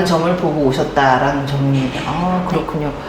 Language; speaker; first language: Korean; native; Korean